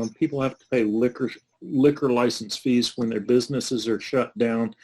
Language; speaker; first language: English; native; English